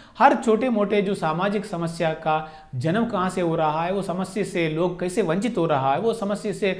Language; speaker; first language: Hindi; non-native, local second language; Telugu